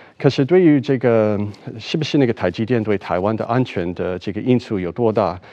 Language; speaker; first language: Chinese; non-native, fluent; English